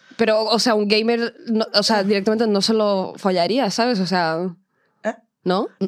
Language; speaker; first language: Spanish; early bilingual, other home language; Russian